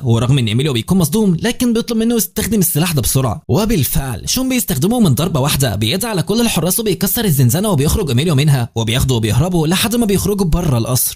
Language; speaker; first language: Arabic; native; Arabic